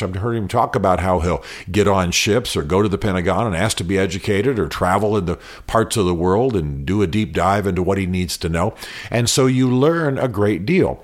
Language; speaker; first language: English; native; English